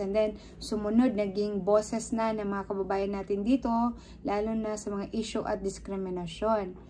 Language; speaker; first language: Filipino; non-native, local second language; Cebuano